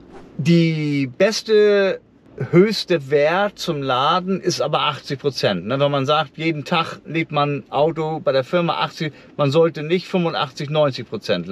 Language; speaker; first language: German; native; German